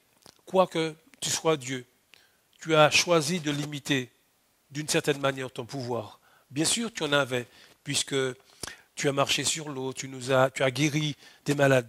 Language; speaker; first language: French; native; French